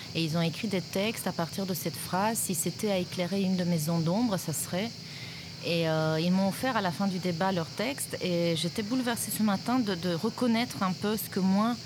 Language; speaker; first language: French; non-native, fluent; Romanian